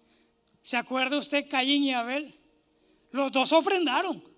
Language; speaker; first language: Spanish; native; Spanish